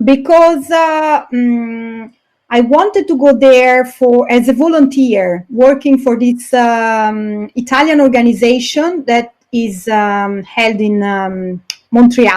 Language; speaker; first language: English; non-native, fluent; Italian